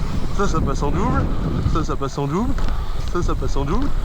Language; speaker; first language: French; native; French